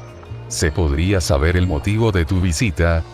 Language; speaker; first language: Spanish; native; Spanish